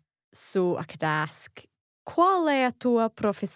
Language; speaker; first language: Portuguese; non-native, learner; English